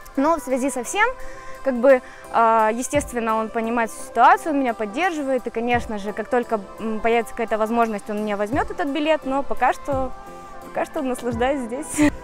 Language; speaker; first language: Russian; native; Russian